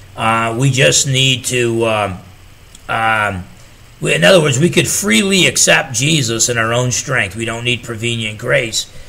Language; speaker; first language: English; native; English